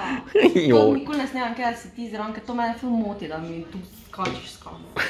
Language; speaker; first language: Slovenian; native; Slovenian